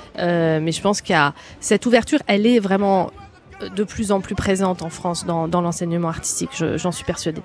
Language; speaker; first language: French; early bilingual, other home language; Arabic